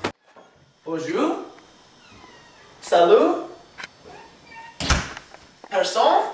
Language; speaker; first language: French; non-native, learner; English